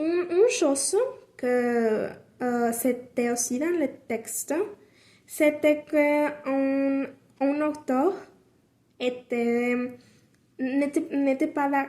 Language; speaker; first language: French; non-native, learner; Spanish